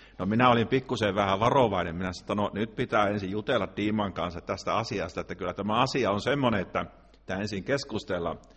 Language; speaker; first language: Finnish; native; Finnish